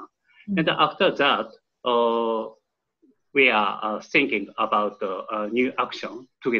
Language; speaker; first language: English; non-native, learner; Japanese